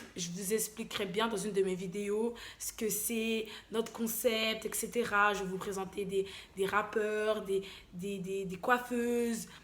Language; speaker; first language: French; early bilingual, other home language; Lingala